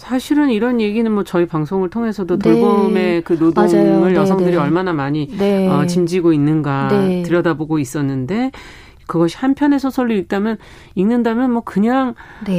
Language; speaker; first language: Korean; native; Korean